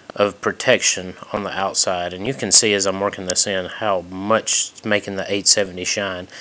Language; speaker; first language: English; native; English